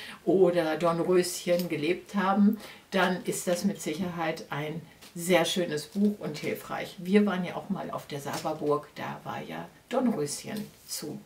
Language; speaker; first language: German; native; German